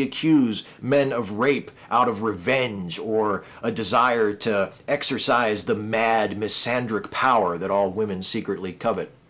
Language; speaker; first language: English; native; English